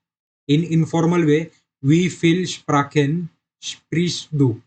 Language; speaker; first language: German; non-native, learner; Marathi